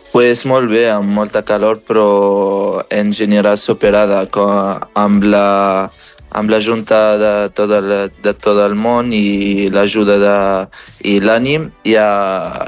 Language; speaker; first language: Catalan; non-native, fluent; Arabic